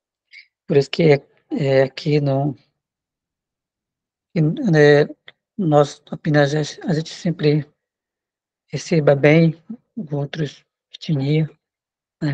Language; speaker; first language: Portuguese; non-native, local second language; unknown